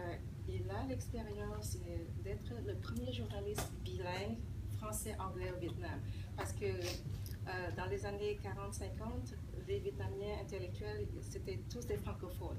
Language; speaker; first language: French; early bilingual, other home language; Vietnamese